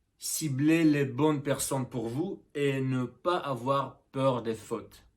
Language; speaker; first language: French; non-native, learner; Russian